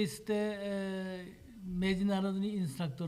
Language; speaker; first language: Czech; non-native, learner; Korean